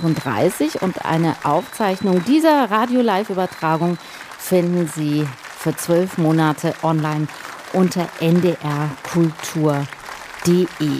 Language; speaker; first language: German; native; German